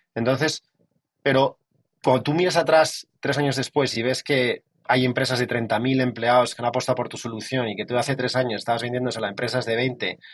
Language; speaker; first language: Spanish; native; Spanish